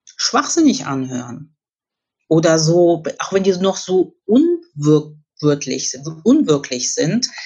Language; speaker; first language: German; early bilingual, other home language; Russian